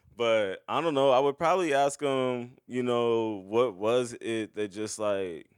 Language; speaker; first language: English; native; English